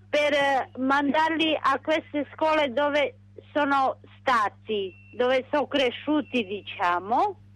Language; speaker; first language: Italian; non-native, local second language; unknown